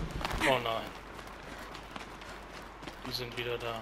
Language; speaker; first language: German; native; German